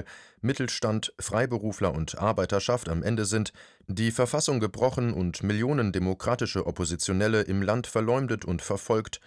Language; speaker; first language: German; native; German